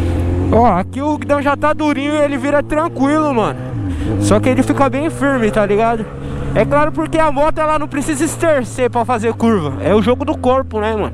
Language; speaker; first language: Portuguese; native; Portuguese